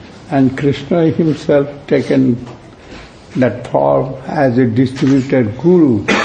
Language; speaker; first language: English; non-native, local second language; Bangla